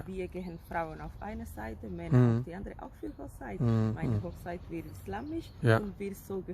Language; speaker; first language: German; non-native, fluent; Spanish